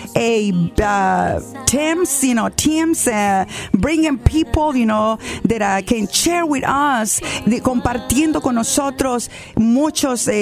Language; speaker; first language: English; non-native, learner; Spanish